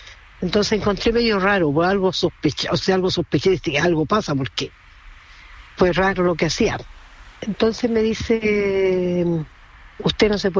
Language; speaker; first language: Spanish; native; Spanish